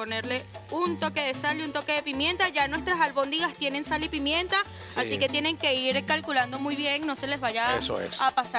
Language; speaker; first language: Spanish; native; Spanish